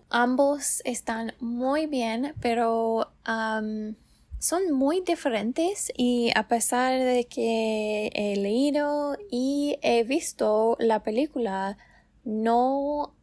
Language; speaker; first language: Spanish; non-native, learner; English